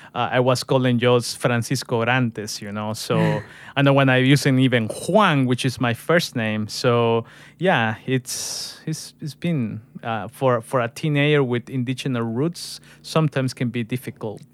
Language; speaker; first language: English; non-native, fluent; Spanish